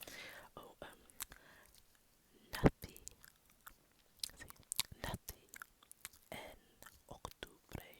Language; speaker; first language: Spanish; non-native, learner; English